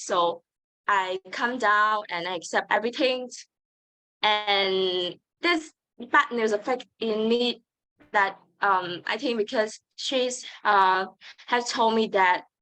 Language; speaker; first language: English; non-native, learner; Vietnamese